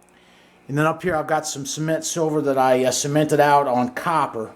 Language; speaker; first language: English; native; English